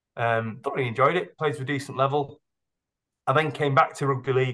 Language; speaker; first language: English; native; English